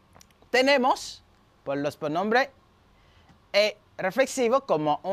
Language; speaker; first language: Spanish; non-native, fluent; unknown